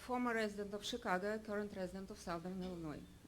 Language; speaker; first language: English; non-native, fluent; Russian